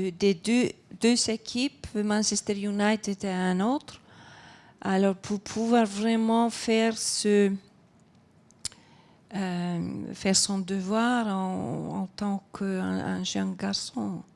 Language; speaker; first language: French; non-native, fluent; Icelandic